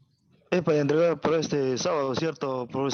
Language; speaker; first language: Spanish; native; Spanish